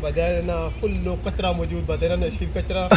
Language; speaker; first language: Arabic; non-native, learner; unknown